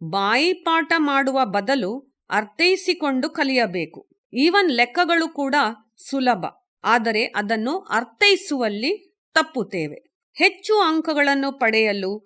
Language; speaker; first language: Kannada; native; Kannada